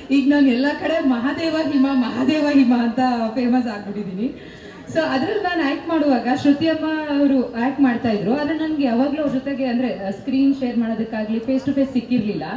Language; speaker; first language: Kannada; native; Kannada